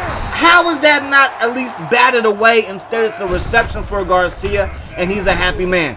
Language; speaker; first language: English; native; English